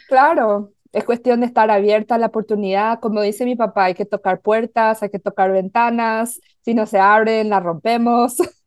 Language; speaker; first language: Spanish; early bilingual, heritage; Spanish